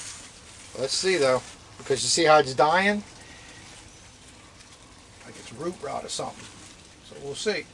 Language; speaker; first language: English; native; English